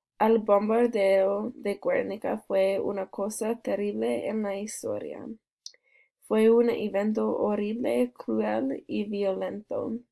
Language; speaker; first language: Spanish; non-native, learner; English